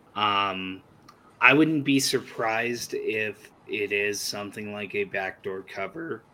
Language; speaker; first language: English; native; English